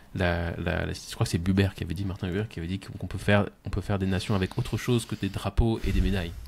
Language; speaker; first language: French; native; French